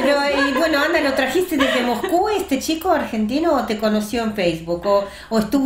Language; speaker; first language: Spanish; early bilingual, heritage; Russian